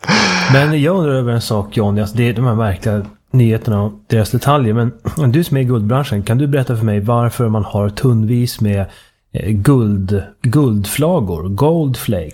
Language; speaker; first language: Swedish; native; Swedish